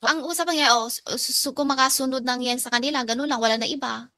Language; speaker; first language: Filipino; non-native, learner; Chinese